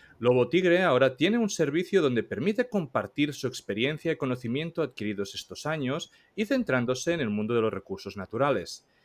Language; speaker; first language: Spanish; native; Spanish